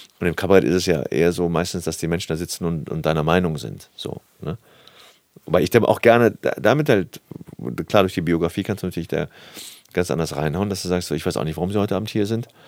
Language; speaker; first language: German; native; German